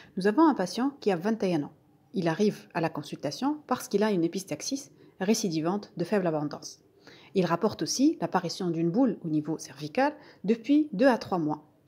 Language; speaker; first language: French; non-native, local second language; Arabic